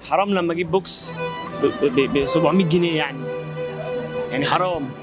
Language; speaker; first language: Arabic; native; Arabic